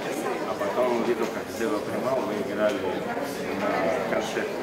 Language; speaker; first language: Russian; non-native, local second language; Latvian